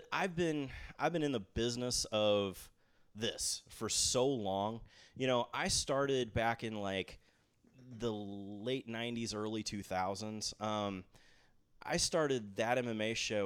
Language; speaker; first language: English; native; English